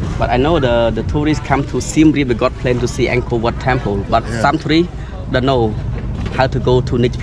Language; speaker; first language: English; non-native, learner; Khmer